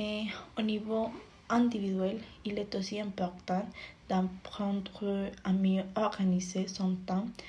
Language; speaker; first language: French; non-native, fluent; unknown